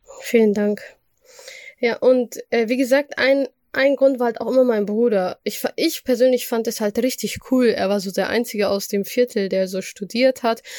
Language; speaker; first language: German; early bilingual, other home language; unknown